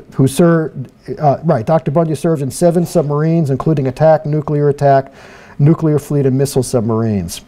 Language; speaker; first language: English; native; English